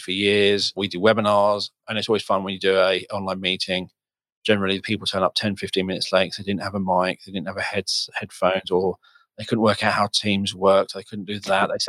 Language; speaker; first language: English; native; English